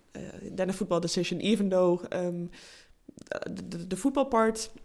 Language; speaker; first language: English; non-native, fluent; Dutch